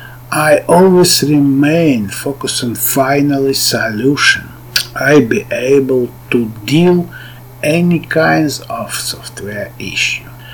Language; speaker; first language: English; non-native, learner; Russian